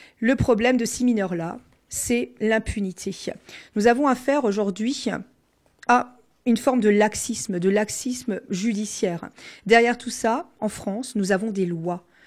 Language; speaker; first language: French; non-native, local second language; Swiss German